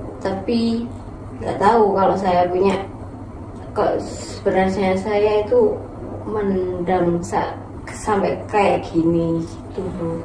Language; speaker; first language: Indonesian; native; Indonesian